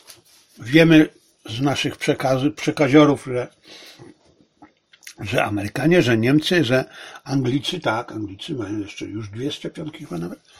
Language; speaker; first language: Polish; native; Polish